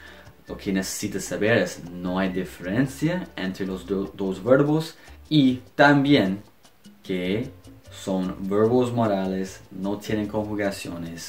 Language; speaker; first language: Spanish; non-native, fluent; English